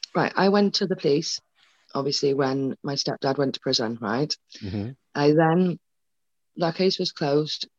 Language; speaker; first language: English; native; English